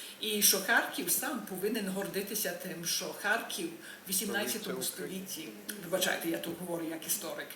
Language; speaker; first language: Ukrainian; early bilingual, heritage; Ukrainian